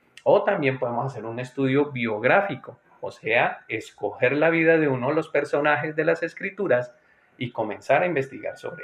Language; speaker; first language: Spanish; native; Spanish